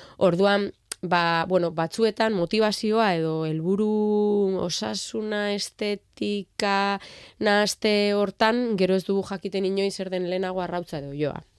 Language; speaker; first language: Basque; non-native, local second language; Spanish